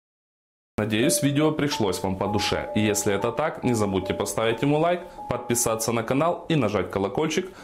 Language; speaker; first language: Russian; native; Russian